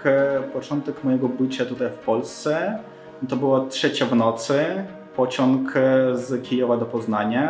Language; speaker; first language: Polish; non-native, fluent; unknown